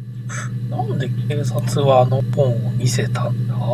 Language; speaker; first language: Japanese; native; Japanese